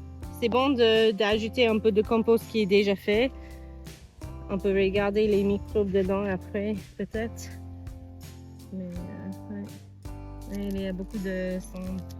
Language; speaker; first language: French; non-native, fluent; English